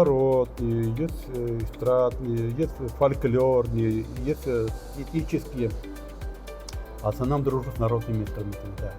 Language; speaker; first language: Russian; non-native, local second language; Tatar